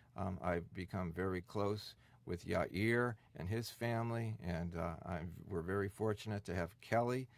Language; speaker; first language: English; native; English